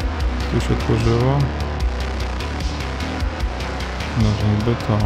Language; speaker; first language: Polish; native; Polish